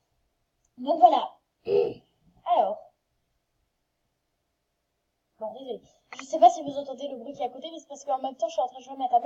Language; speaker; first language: French; native; French